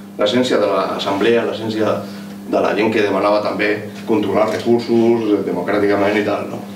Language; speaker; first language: Catalan; non-native, local second language; Spanish